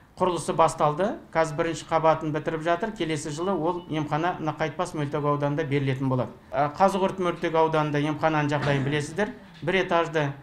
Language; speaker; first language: Kazakh; native; Kazakh